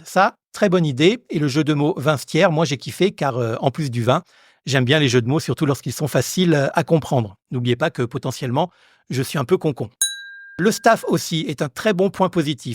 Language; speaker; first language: French; native; French